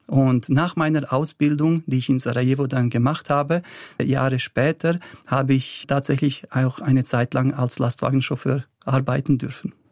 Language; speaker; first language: German; early bilingual, other home language; Bosnian